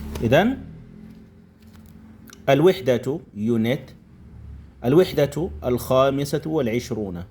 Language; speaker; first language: Arabic; non-native, fluent; Indonesian